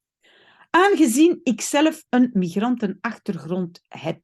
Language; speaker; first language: Dutch; non-native, local second language; French